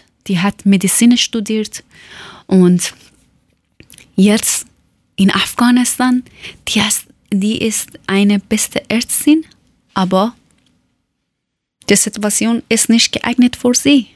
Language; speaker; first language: German; non-native, learner; Persian